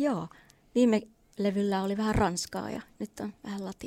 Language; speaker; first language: Finnish; native; Finnish